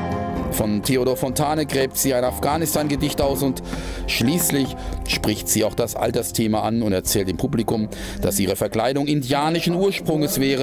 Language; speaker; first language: German; native; German